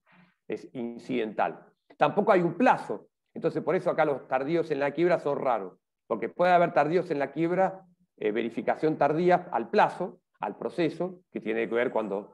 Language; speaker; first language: Spanish; native; Spanish